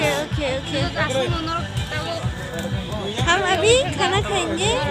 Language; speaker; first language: Hindi; non-native, local second language; Kok Borok